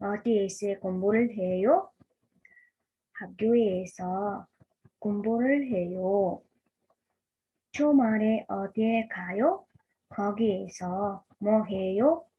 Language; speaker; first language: Korean; non-native, fluent; Mongolian